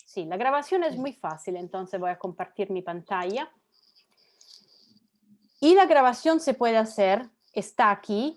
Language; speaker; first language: Spanish; non-native, fluent; Italian